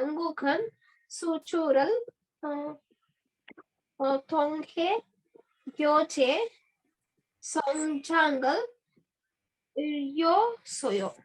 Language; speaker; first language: Korean; non-native, learner; Hindi